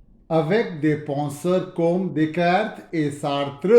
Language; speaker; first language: French; non-native, fluent; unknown